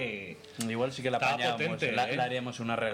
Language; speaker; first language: Spanish; native; Spanish